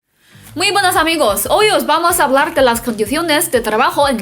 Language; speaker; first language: Spanish; non-native, learner; Chinese